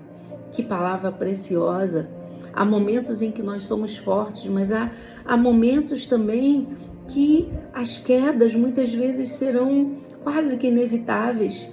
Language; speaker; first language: Portuguese; native; Portuguese